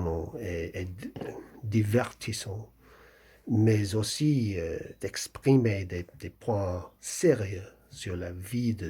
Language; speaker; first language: French; non-native, fluent; English